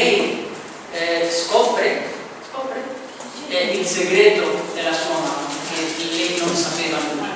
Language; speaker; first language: Italian; non-native, fluent; Spanish